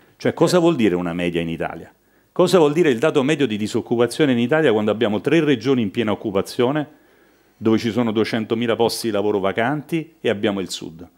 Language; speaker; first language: Italian; native; Italian